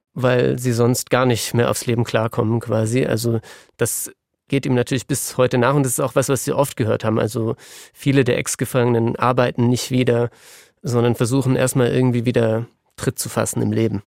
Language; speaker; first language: German; native; German